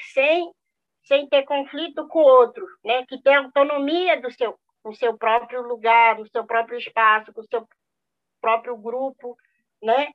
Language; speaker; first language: Portuguese; non-native, local second language; Guarani